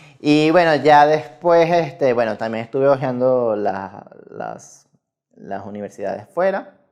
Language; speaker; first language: Spanish; native; Spanish